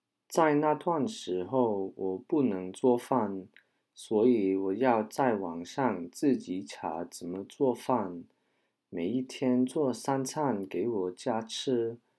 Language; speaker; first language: Chinese; non-native, learner; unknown